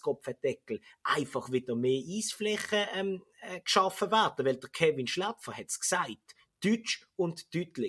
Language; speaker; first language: German; native; German